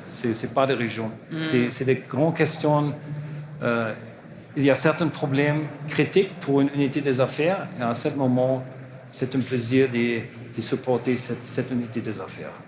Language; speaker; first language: French; non-native, learner; German